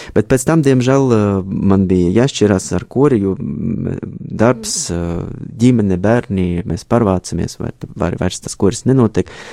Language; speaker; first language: Latvian; non-native, fluent; Russian